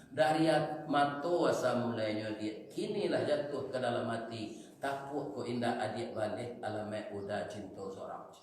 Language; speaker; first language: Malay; non-native, local second language; Minangkabau